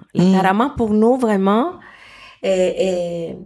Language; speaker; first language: French; non-native, fluent; Greek